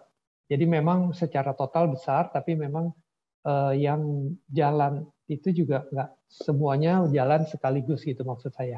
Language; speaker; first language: Indonesian; native; Indonesian